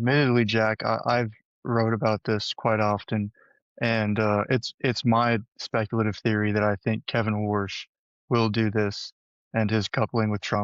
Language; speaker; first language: English; native; English